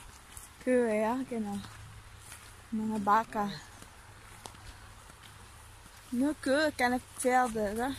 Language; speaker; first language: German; non-native, learner; Filipino